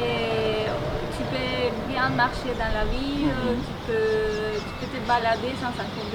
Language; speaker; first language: French; non-native, fluent; Spanish